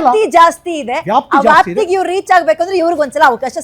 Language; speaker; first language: Kannada; native; Kannada